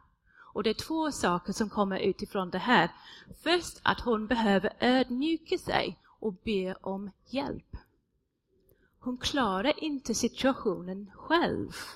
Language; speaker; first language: Swedish; non-native, fluent; English